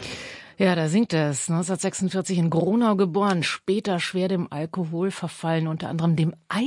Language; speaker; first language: German; native; German